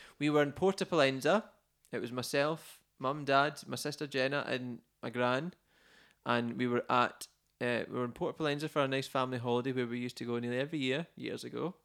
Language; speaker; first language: English; native; English